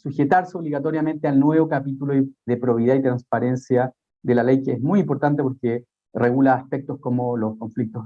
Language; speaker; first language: Spanish; native; Spanish